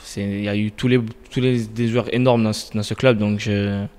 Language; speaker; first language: French; native; French